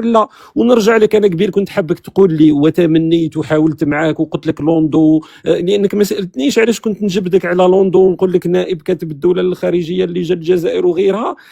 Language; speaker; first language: Arabic; native; Arabic